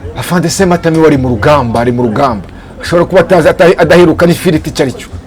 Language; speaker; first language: Kinyarwanda; native; Kinyarwanda